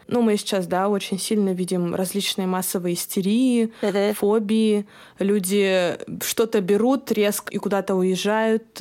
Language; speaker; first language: Russian; native; Russian